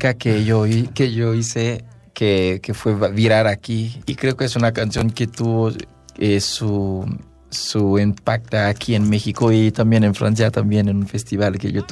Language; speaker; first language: Spanish; non-native, fluent; Haitian Creole